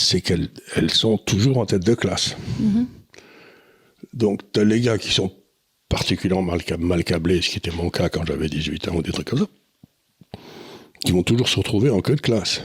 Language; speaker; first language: French; native; French